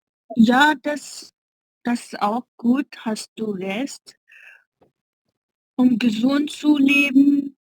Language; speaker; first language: German; non-native, learner; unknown